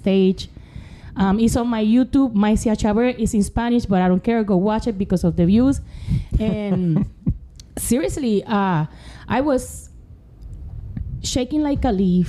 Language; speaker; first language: English; non-native, fluent; Spanish